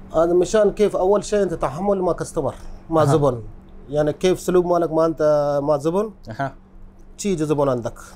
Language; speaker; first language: Arabic; non-native, learner; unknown